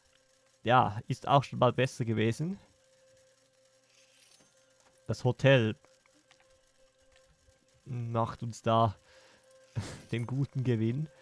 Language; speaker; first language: German; native; German